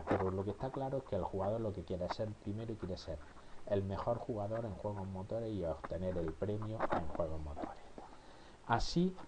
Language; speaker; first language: Spanish; native; Spanish